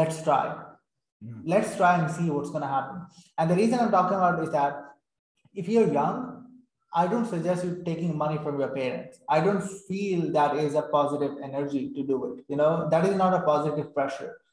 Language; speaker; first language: English; non-native, fluent; Urdu